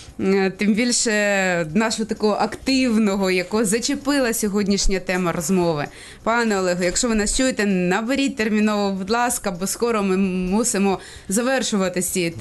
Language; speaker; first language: Ukrainian; native; Ukrainian